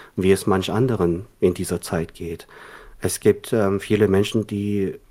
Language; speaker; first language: German; early bilingual, other home language; Korean